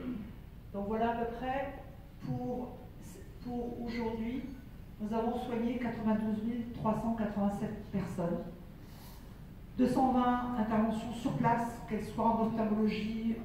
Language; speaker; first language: French; native; French